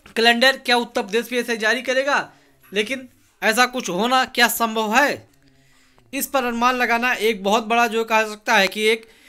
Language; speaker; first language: Hindi; native; Hindi